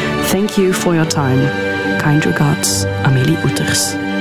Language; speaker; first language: English; non-native, fluent; Dutch